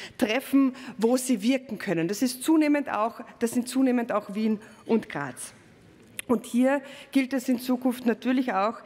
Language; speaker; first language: German; non-native, local second language; Slovenian